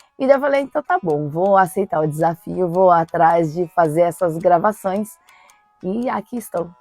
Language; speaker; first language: Portuguese; native; Portuguese